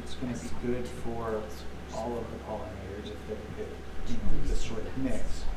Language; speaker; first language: English; native; English